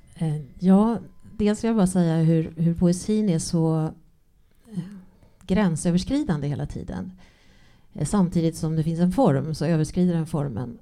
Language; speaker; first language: Swedish; early bilingual, other home language; English